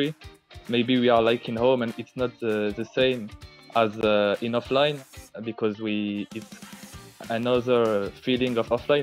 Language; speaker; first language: English; non-native, fluent; French